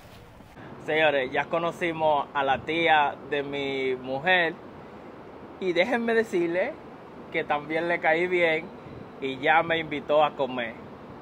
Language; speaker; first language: Spanish; native; Spanish